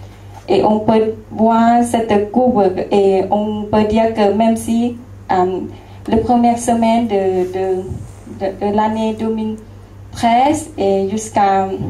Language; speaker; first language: French; non-native, learner; Lao